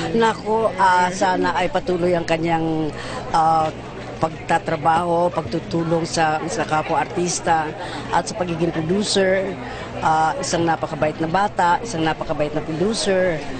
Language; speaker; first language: Filipino; non-native, local second language; Bikol